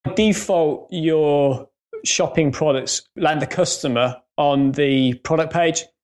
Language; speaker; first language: English; native; English